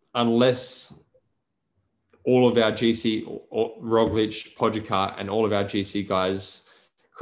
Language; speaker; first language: English; native; English